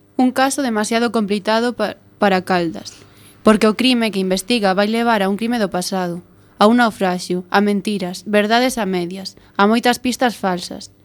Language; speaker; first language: Galician; non-native, local second language; Spanish